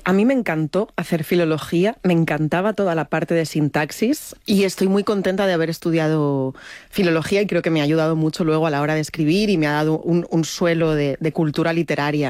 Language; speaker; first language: Spanish; native; Spanish